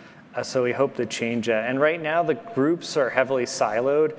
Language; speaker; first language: English; native; English